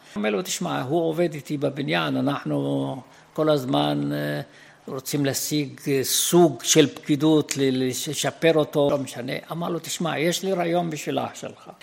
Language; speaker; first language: Hebrew; non-native, fluent; Arabic